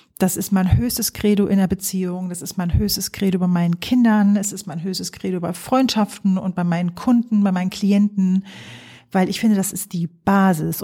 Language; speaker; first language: German; early bilingual, other home language; Polish